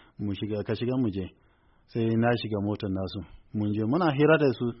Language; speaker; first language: Hausa; non-native, local second language; Kanuri